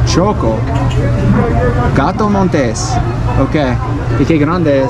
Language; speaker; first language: Spanish; non-native, learner; English